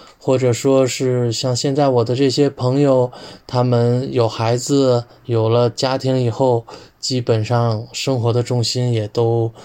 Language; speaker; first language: Chinese; native; Chinese